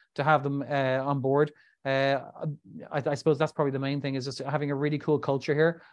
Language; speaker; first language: English; native; English